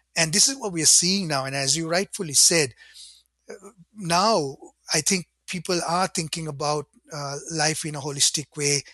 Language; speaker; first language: English; non-native, local second language; Sinhala